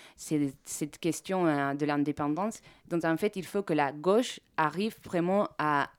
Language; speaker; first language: French; non-native, fluent; Spanish